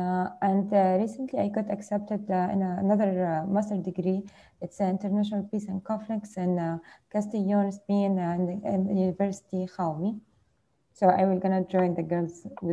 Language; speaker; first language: English; non-native, fluent; Arabic